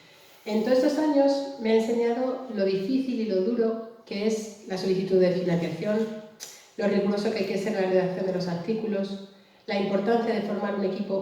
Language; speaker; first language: Spanish; native; Spanish